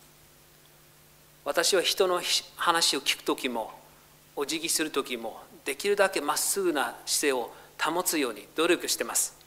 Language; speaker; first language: Japanese; non-native, fluent; English